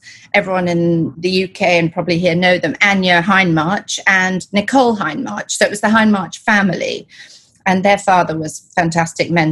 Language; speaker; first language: English; native; English